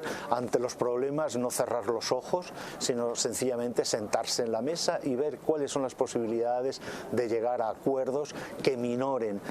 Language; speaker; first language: Spanish; native; Spanish